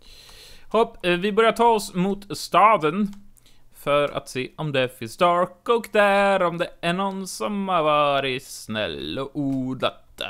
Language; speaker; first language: Swedish; native; Swedish